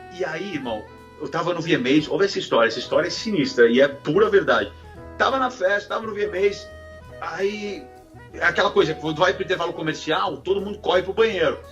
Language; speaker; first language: Portuguese; native; Portuguese